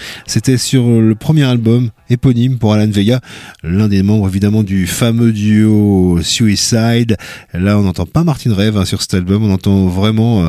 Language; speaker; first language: French; native; French